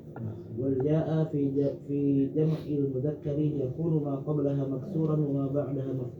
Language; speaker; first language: Arabic; non-native, learner; Indonesian